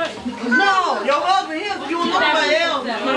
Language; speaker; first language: English; native; English